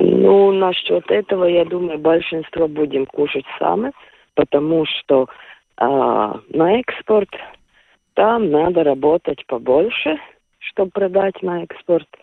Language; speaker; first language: Russian; non-native, local second language; Latvian